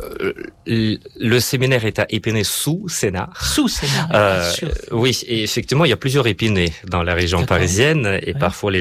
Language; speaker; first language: French; non-native, fluent; Russian